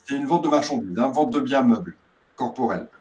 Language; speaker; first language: French; native; French